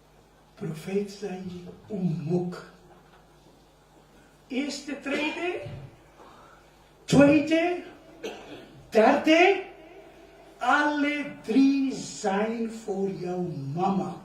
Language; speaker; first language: Dutch; non-native, learner; Urdu